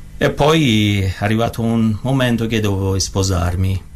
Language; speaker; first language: Italian; non-native, learner; Persian